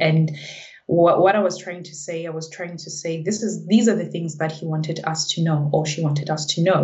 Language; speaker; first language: English; non-native, local second language; Zulu